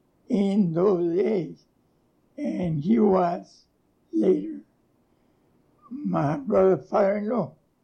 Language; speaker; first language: English; early bilingual, other home language; Spanish